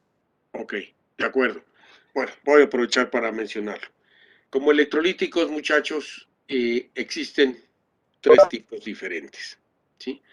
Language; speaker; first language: Spanish; native; Spanish